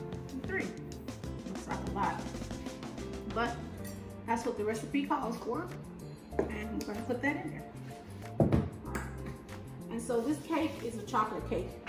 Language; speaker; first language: English; native; English